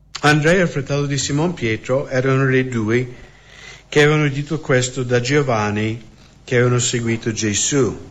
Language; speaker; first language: Italian; non-native, fluent; English